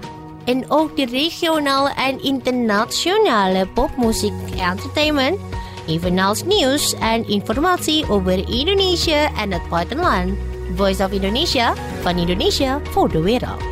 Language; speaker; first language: Dutch; non-native, fluent; Indonesian